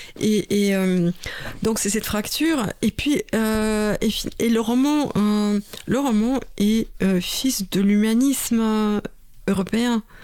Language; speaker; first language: French; non-native, fluent; Russian